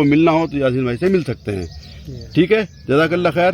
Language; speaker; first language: Hindi; native; Hindi